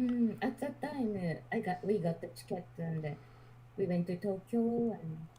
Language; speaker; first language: English; non-native, learner; Japanese